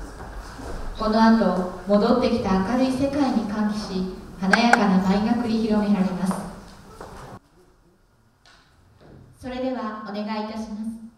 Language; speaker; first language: Japanese; native; Japanese